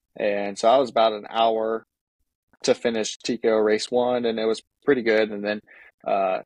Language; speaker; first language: English; native; English